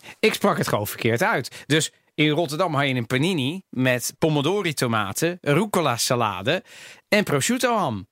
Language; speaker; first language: Dutch; native; Dutch